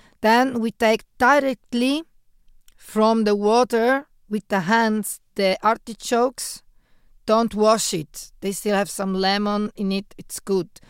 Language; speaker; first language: English; non-native, fluent; Italian